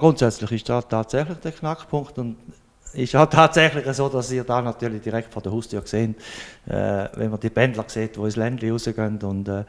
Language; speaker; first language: German; native; German